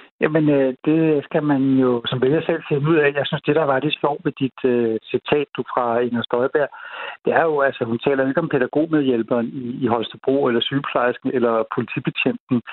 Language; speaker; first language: Danish; native; Danish